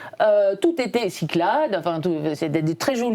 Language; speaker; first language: French; native; French